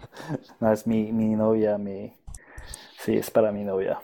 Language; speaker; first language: Spanish; non-native, fluent; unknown